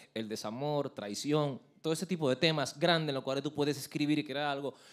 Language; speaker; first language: Spanish; native; Spanish